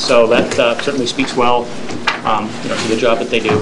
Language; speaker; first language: English; native; English